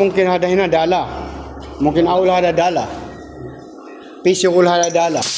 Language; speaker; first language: Arabic; non-native, learner; Filipino